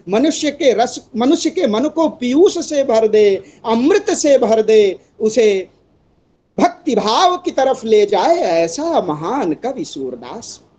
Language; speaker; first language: Hindi; native; Hindi